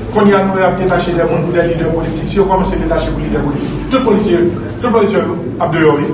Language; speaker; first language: French; non-native, local second language; Haitian Creole